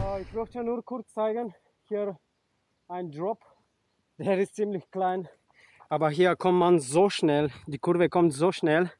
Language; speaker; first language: German; non-native, fluent; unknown